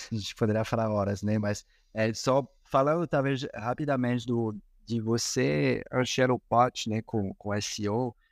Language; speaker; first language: Portuguese; non-native, fluent; Spanish